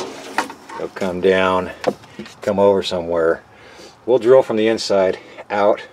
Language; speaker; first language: English; native; English